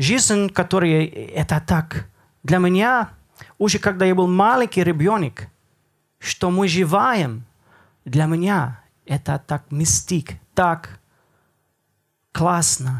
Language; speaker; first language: Russian; non-native, learner; Dutch